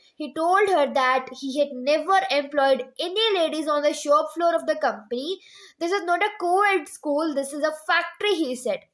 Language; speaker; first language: English; non-native, local second language; Punjabi